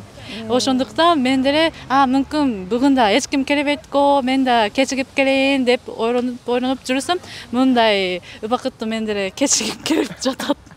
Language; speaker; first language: Kyrgyz; non-native, fluent; Japanese